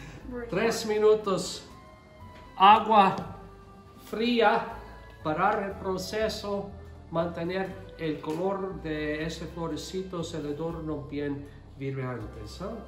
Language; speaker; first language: Spanish; non-native, fluent; English